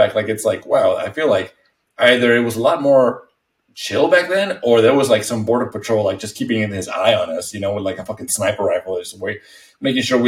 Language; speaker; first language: English; non-native, fluent; Spanish